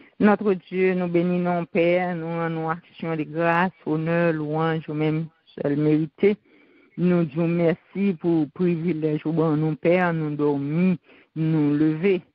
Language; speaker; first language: French; non-native, local second language; Haitian Creole